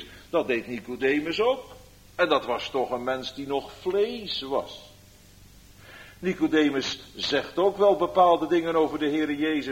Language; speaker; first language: Dutch; native; Dutch